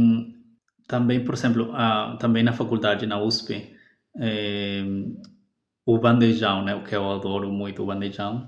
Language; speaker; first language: Portuguese; non-native, fluent; Spanish